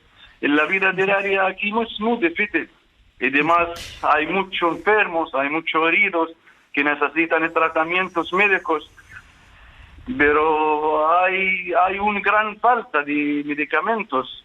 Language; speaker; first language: Spanish; non-native, fluent; Arabic